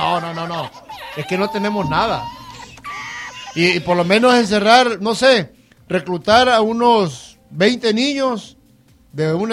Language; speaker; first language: Spanish; native; Spanish